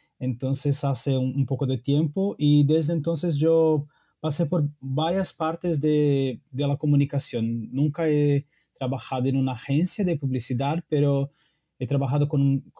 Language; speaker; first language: Spanish; non-native, fluent; Portuguese